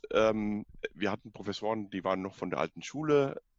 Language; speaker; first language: German; non-native, fluent; Spanish